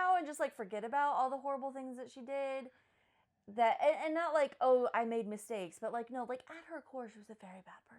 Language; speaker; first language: English; native; English